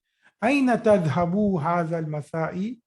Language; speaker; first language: Arabic; non-native, fluent; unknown